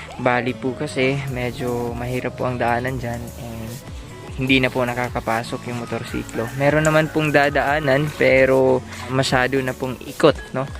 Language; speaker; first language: Filipino; non-native, local second language; Cebuano